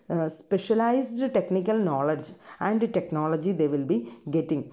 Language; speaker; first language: English; non-native, local second language; Malayalam